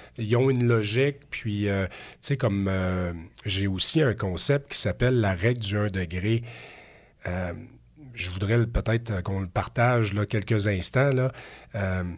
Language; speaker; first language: French; native; French